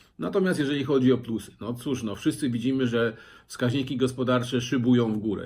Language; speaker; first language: Polish; native; Polish